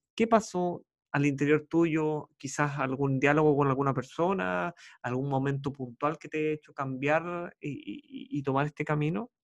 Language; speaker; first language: Spanish; native; Spanish